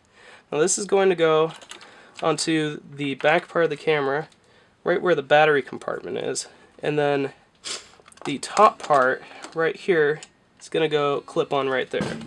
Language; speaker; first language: English; native; English